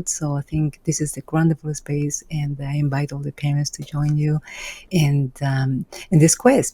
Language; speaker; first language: English; non-native, fluent; Spanish